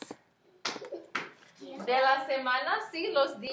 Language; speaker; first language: Spanish; non-native, fluent; English